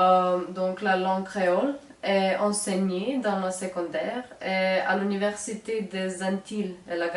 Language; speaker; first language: French; non-native, learner; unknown